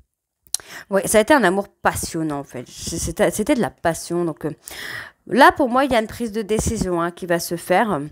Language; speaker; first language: French; native; French